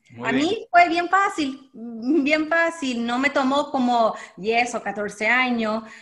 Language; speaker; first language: Spanish; early bilingual, heritage; Spanish